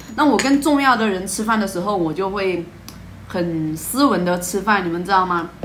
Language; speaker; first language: Chinese; native; Chinese